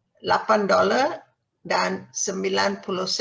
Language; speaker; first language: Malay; non-native, fluent; Tamil